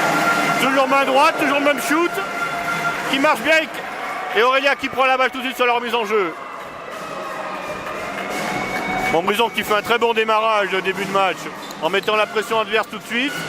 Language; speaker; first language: French; native; French